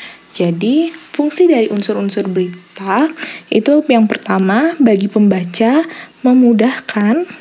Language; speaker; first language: Indonesian; native; Indonesian